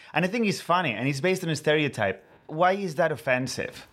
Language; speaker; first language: English; non-native, fluent; Spanish